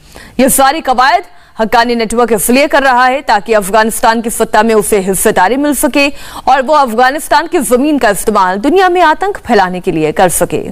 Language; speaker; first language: Hindi; native; Hindi